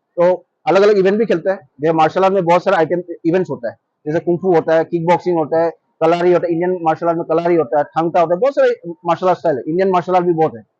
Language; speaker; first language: Hindi; non-native, local second language; Bangla